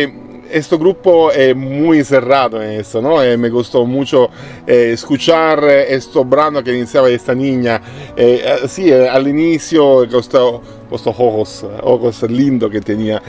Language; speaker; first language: Spanish; non-native, learner; Italian